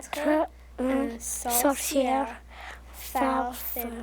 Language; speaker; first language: French; non-native, local second language; English